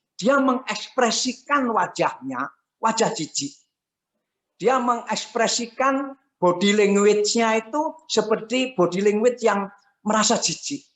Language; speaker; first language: Indonesian; non-native, local second language; Javanese